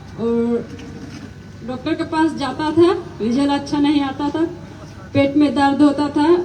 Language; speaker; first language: Hindi; non-native, local second language; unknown